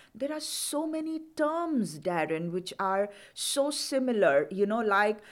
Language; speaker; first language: English; non-native, local second language; Hindi